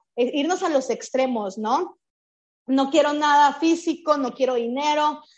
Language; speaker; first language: Spanish; native; Spanish